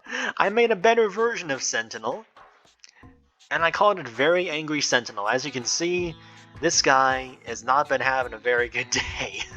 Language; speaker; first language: English; native; English